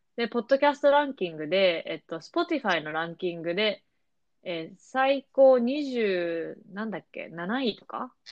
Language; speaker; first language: Japanese; native; Japanese